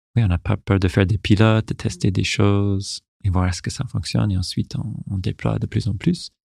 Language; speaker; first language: French; non-native, local second language; English